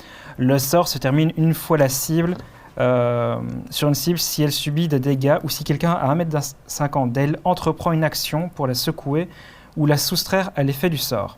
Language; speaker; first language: French; native; French